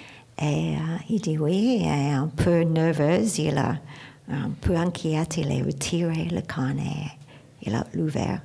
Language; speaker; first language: French; non-native, learner; English